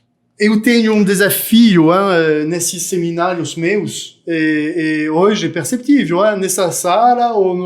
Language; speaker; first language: Portuguese; non-native, fluent; French